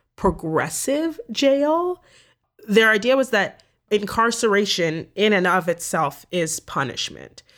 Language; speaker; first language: English; native; English